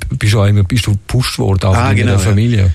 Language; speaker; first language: German; native; German